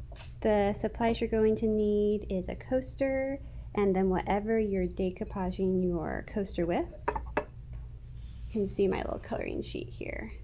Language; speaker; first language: English; native; English